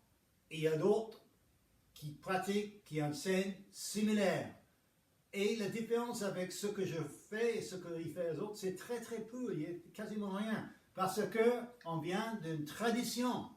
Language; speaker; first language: French; non-native, fluent; English